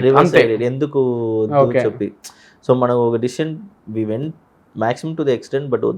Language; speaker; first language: Telugu; early bilingual, heritage; Telugu